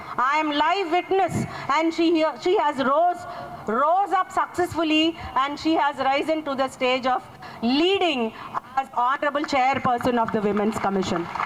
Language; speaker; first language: English; non-native, local second language; Telugu